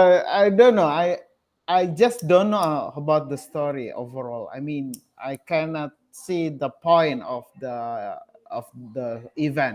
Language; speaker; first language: English; non-native, learner; Indonesian